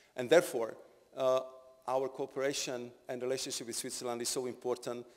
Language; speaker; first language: English; non-native, fluent; Slovak